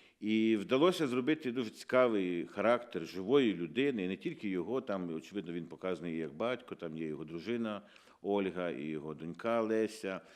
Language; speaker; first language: Ukrainian; native; Ukrainian